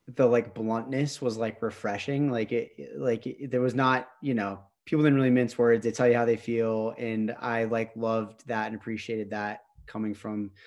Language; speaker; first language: English; native; English